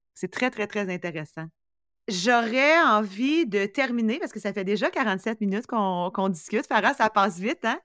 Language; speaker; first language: French; native; French